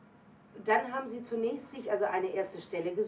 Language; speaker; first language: German; native; German